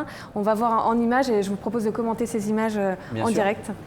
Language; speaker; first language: French; native; French